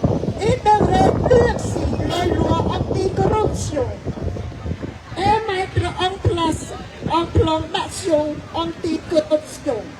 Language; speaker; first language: French; non-native, fluent; Khmer